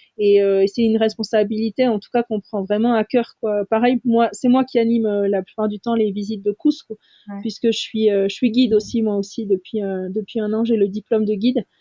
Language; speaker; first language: French; native; French